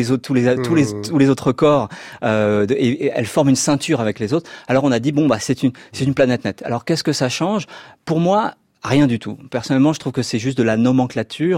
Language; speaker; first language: French; native; French